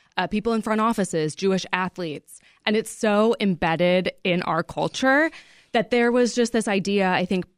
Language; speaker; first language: English; native; English